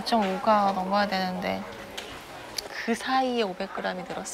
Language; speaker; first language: Korean; native; Korean